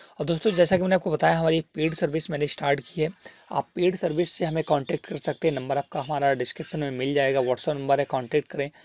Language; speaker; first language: Hindi; native; Hindi